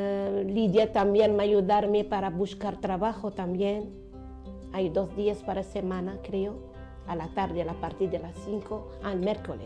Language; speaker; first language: Spanish; non-native, learner; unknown